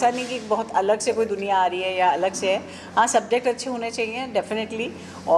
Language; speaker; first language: Hindi; native; Hindi